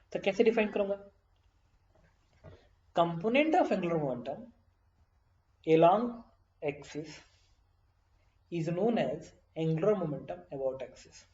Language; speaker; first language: Hindi; native; Hindi